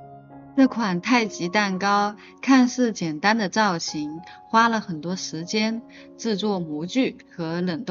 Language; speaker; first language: Chinese; native; Chinese